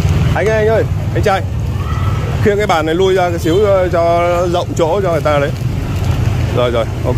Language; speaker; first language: Vietnamese; native; Vietnamese